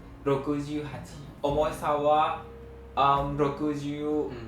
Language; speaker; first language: Japanese; non-native, learner; Vietnamese